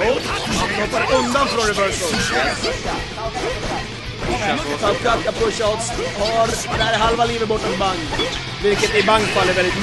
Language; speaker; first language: Swedish; native; Swedish